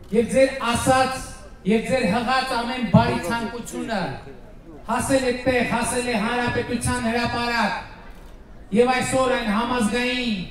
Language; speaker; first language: Armenian; native; Armenian